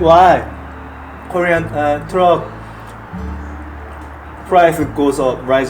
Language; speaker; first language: English; non-native, learner; Korean